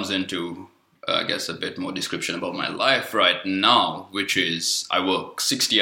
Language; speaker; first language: English; non-native, local second language; Sinhala